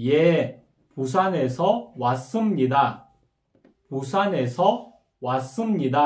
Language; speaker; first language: Korean; non-native, fluent; Kyrgyz